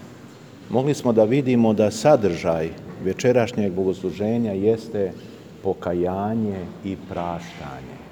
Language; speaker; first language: Serbian; native; Serbian